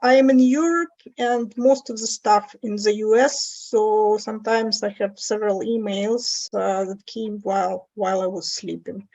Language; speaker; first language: English; non-native, fluent; Russian